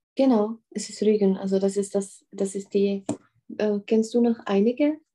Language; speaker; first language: German; non-native, fluent; Czech